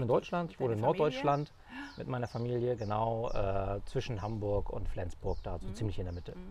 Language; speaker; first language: German; native; German